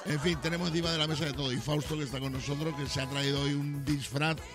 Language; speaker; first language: Spanish; native; Spanish